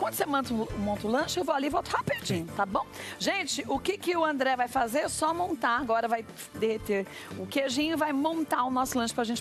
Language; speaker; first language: Portuguese; native; Portuguese